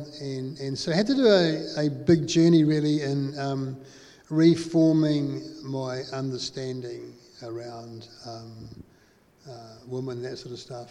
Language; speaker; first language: English; native; English